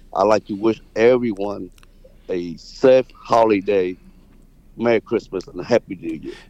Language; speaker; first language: English; non-native, fluent; Vietnamese